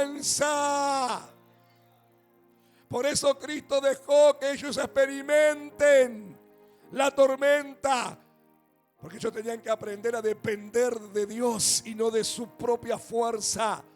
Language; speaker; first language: Spanish; native; Spanish